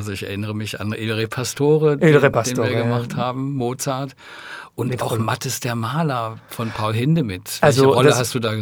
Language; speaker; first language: German; native; German